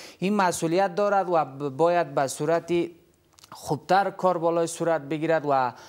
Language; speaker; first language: Persian; non-native, local second language; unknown